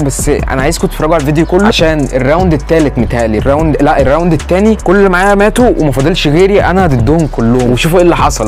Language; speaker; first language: Arabic; native; Arabic